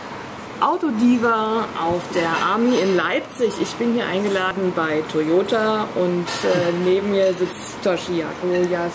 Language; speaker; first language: German; native; German